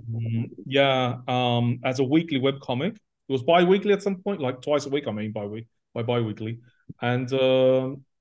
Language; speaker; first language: English; native; English